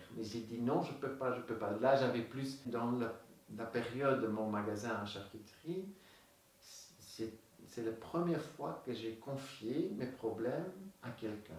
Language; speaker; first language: French; non-native, local second language; Dutch